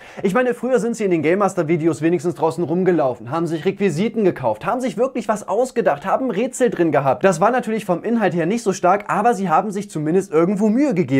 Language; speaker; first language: German; native; German